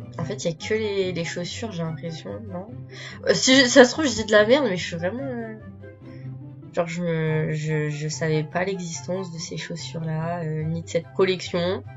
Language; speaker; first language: French; early bilingual, other home language; Portuguese